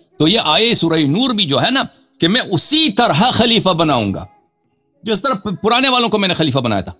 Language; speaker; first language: Urdu; non-native, fluent; Persian